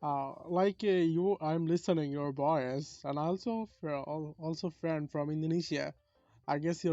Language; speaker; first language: English; non-native, learner; Bangla